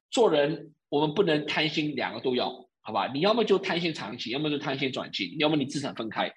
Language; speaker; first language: Chinese; early bilingual, heritage; Chinese